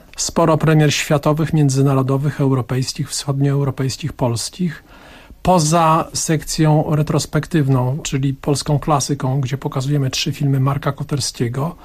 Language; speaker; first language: Polish; native; Polish